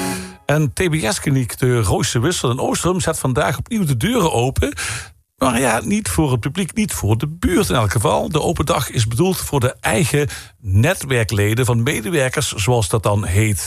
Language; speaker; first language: Dutch; native; Dutch